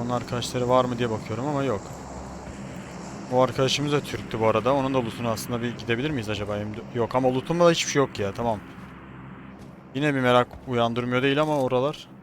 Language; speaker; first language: Turkish; native; Turkish